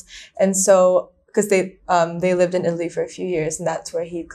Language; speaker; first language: English; non-native, local second language; Filipino